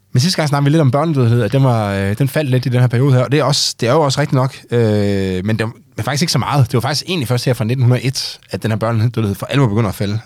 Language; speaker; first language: Danish; native; Danish